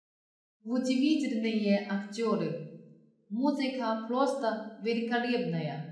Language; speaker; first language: Russian; non-native, fluent; Chinese